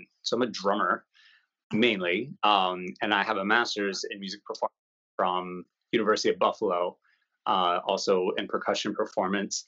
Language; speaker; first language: English; native; English